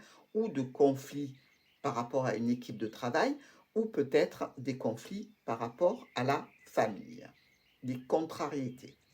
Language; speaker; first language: French; native; French